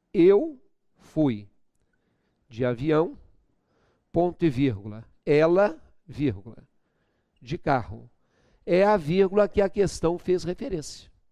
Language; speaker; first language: Portuguese; native; Portuguese